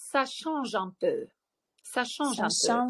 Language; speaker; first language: French; non-native, fluent; Ukrainian